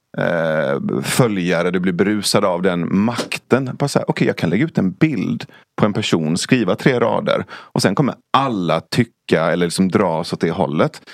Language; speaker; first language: Swedish; early bilingual, other home language; Persian